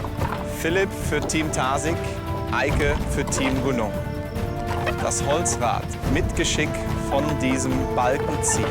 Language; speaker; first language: German; native; German